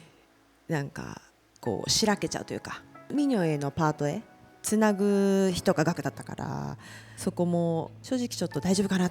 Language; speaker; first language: Japanese; native; Japanese